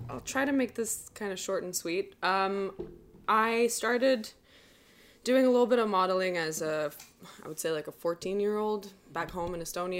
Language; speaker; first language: English; non-native, fluent; Russian